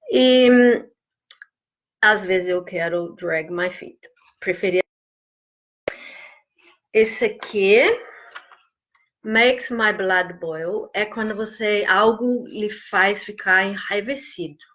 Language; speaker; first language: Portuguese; non-native, fluent; English